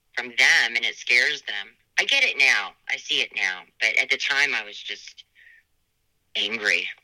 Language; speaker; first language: English; native; English